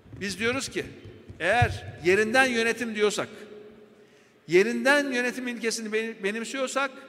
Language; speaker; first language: Turkish; native; Turkish